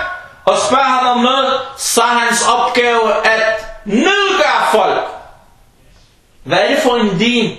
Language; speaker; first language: Danish; early bilingual, other home language; Arabic